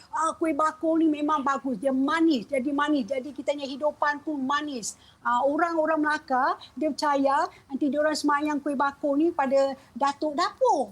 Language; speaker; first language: Malay; non-native, local second language; Chinese